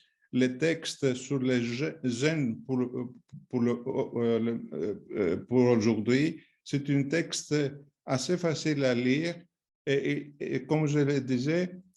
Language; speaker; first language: French; non-native, fluent; Greek